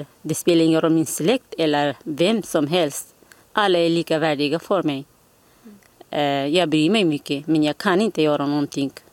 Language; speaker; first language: Swedish; non-native, learner; Kurdish